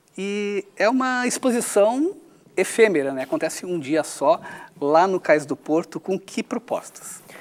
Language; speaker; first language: Portuguese; native; Portuguese